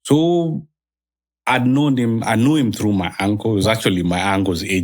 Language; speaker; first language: English; non-native, local second language; Swahili